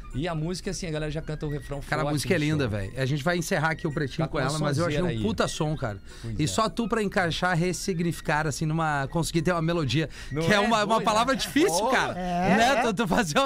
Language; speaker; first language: Portuguese; native; Portuguese